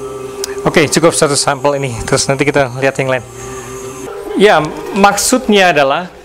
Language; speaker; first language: Indonesian; native; Indonesian